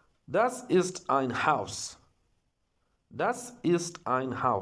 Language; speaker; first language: German; non-native, learner; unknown